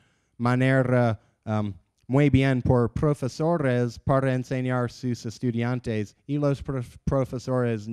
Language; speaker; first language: Spanish; non-native, learner; English